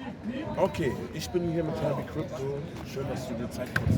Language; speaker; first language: German; native; German